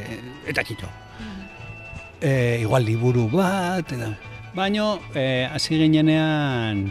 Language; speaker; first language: Basque; non-native, local second language; Spanish